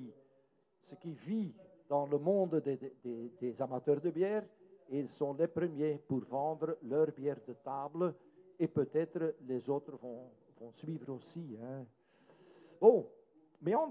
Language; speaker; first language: French; non-native, local second language; Dutch